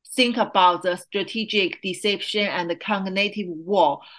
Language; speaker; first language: English; non-native, fluent; Chinese